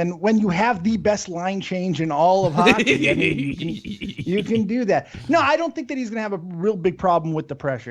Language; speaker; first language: English; native; English